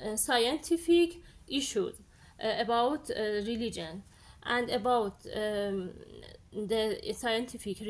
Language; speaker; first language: English; non-native, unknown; Persian